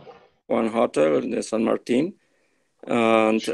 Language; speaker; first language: English; non-native, learner; Spanish